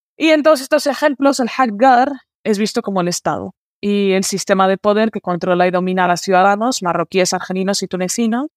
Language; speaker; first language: Spanish; early bilingual, other home language; Arabic